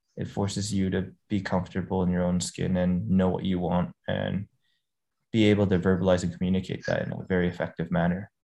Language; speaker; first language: English; native; English